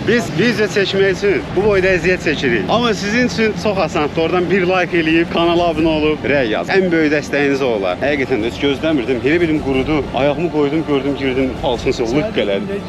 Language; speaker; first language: Azerbaijani; native; Azerbaijani